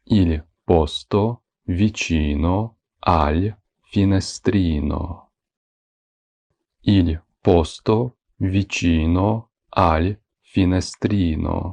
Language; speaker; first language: Italian; non-native, fluent; Ukrainian